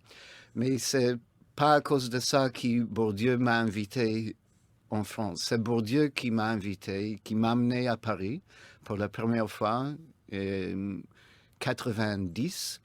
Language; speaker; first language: French; non-native, fluent; English